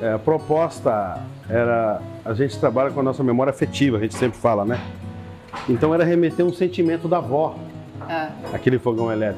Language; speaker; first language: Portuguese; native; Portuguese